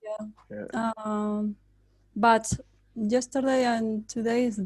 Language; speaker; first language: English; non-native, learner; Spanish